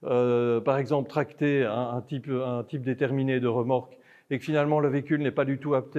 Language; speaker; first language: French; native; French